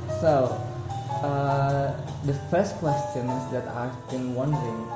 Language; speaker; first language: English; non-native, learner; Indonesian